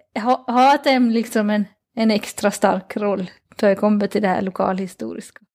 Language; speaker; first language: Swedish; native; Swedish